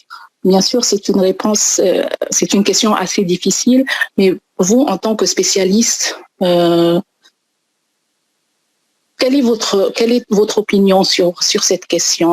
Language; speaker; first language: French; non-native, local second language; Arabic